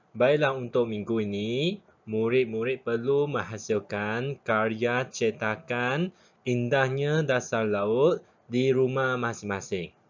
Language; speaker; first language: Malay; non-native, local second language; Chinese